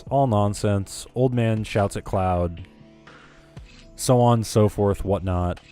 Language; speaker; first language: English; native; English